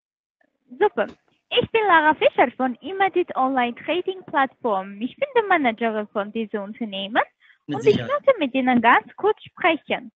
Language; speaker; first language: German; non-native, learner; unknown